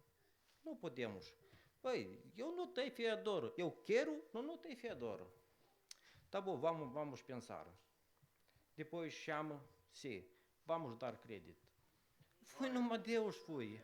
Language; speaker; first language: Portuguese; non-native, learner; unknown